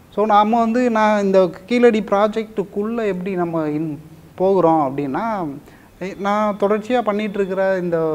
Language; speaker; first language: Tamil; native; Tamil